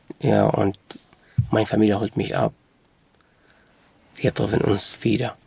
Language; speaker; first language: German; non-native, local second language; Arabic